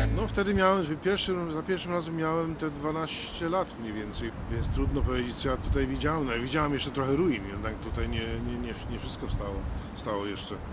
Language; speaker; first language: Polish; early bilingual, heritage; Polish